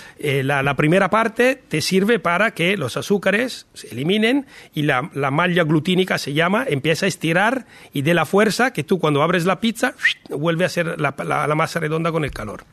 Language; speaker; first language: Spanish; non-native, fluent; Italian